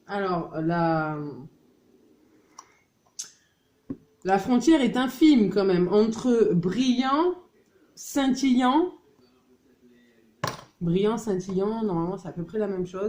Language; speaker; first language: French; native; French